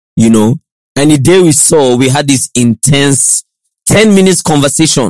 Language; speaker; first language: English; non-native, local second language; Yoruba